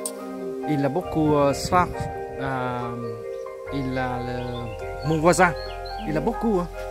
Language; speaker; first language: French; non-native, learner; Vietnamese